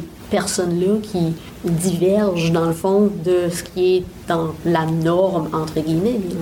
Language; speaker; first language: French; native; French